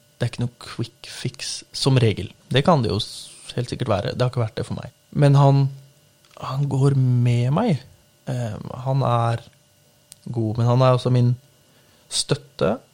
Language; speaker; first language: Norwegian; native; Norwegian